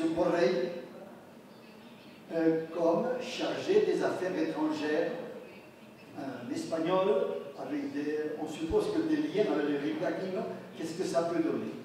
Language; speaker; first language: French; non-native, fluent; Spanish